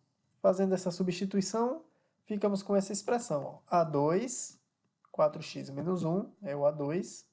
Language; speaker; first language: Portuguese; native; Portuguese